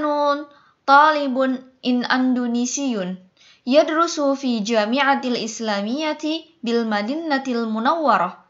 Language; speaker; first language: Arabic; non-native, fluent; Indonesian